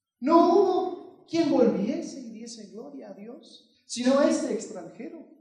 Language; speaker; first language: Spanish; early bilingual, heritage; Spanish